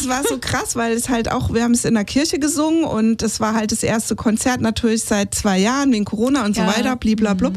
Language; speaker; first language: German; native; German